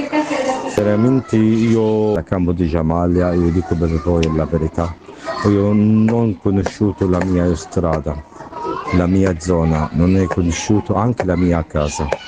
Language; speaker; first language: Italian; non-native, learner; Arabic